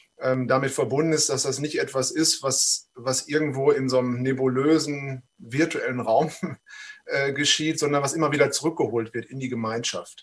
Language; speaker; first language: German; native; German